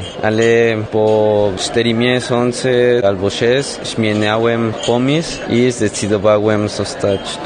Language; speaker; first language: Polish; non-native, learner; Spanish